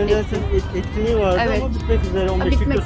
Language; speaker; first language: Turkish; native; Turkish